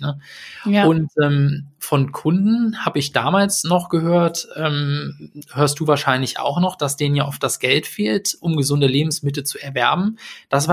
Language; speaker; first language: German; native; German